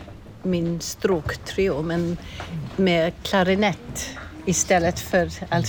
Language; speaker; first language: Swedish; non-native, fluent; English